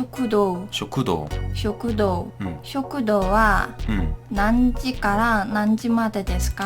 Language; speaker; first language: Japanese; non-native, learner; Korean